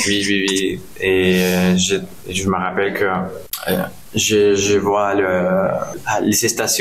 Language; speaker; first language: French; non-native, learner; Spanish